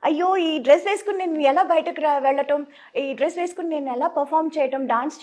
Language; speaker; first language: Telugu; non-native, local second language; Tamil